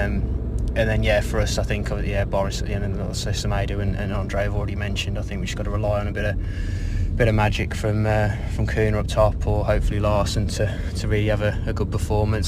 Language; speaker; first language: English; native; English